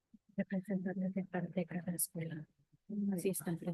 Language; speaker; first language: Spanish; early bilingual, heritage; Spanish